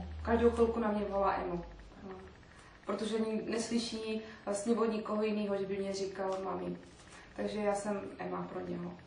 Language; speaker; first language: Czech; native; Czech